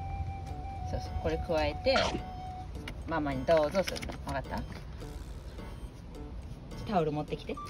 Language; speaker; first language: Japanese; native; Japanese